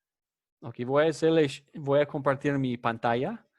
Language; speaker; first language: Spanish; non-native, fluent; English